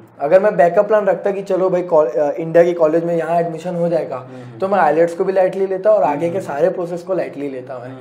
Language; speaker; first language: Hindi; non-native, local second language; Gujarati